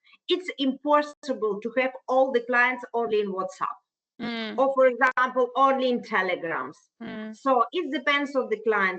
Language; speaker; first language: English; non-native, fluent; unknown